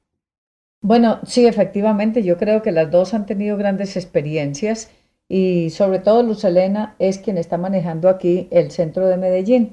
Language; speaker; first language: Spanish; native; Spanish